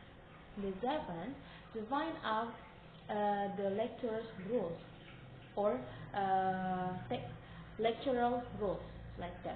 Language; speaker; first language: English; non-native, learner; Indonesian